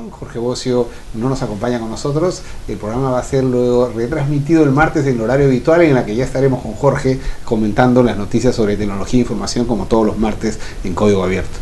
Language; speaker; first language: Spanish; native; Spanish